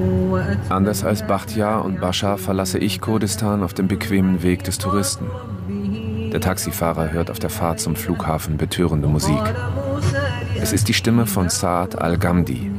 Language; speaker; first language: German; native; German